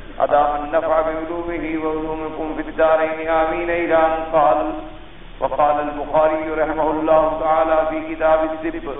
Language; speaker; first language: Urdu; native; Urdu